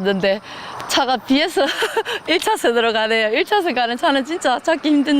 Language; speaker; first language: Korean; native; Korean